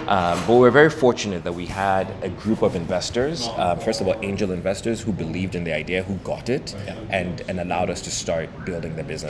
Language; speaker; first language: English; non-native, local second language; Yoruba